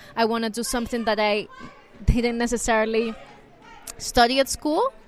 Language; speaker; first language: English; non-native, fluent; Spanish